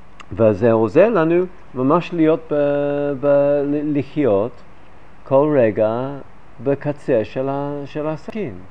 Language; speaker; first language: Hebrew; non-native, fluent; English